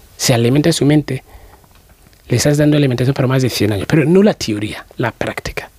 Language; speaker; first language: Spanish; non-native, fluent; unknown